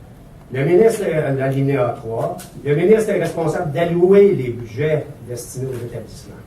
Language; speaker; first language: French; native; French